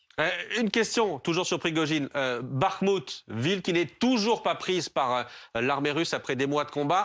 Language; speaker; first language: French; native; French